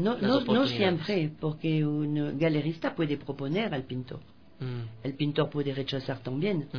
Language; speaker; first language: Spanish; non-native, fluent; French